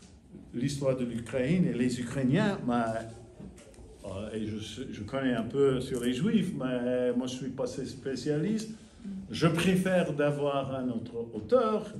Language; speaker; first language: French; non-native, fluent; English